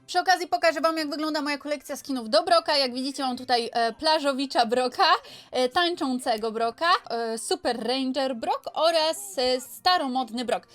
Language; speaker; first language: Polish; native; Polish